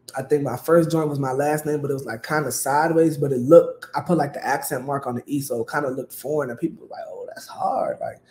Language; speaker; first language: English; native; English